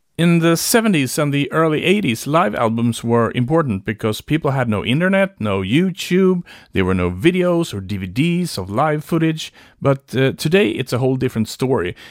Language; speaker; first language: English; non-native, fluent; Swedish